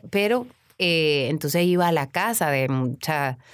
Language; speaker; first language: Spanish; native; Spanish